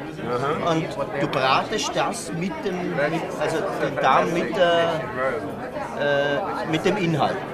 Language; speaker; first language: German; native; German